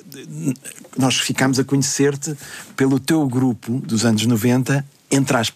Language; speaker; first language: Portuguese; native; Portuguese